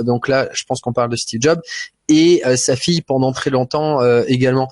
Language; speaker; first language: French; native; French